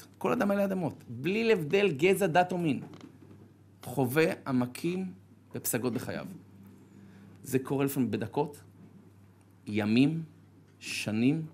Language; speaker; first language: Hebrew; native; Hebrew